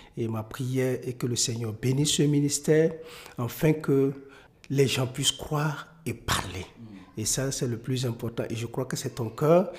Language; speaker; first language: French; non-native, local second language; Mossi